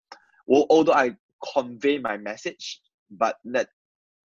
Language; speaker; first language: English; non-native, local second language; Chinese